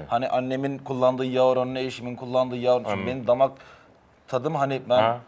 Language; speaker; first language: Turkish; native; Turkish